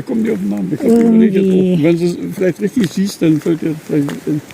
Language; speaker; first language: German; native; German